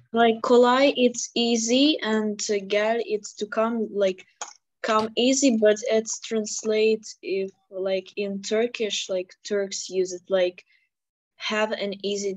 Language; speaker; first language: English; non-native, fluent; Ukrainian